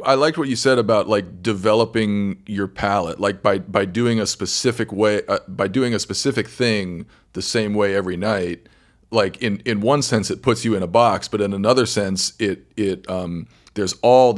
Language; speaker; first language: English; native; English